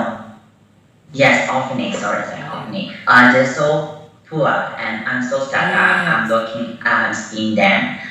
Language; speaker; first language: English; non-native, learner; Burmese